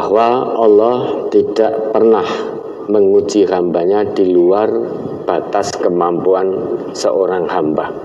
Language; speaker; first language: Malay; non-native, local second language; Javanese